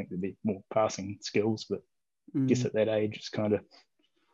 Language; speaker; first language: English; native; English